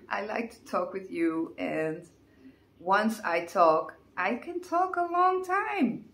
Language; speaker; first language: English; non-native, fluent; Dutch